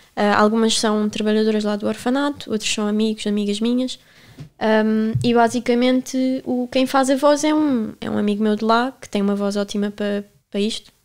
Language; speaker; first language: Portuguese; native; Portuguese